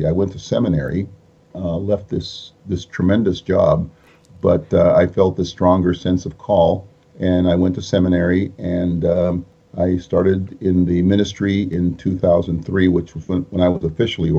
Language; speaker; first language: English; early bilingual, other home language; Spanish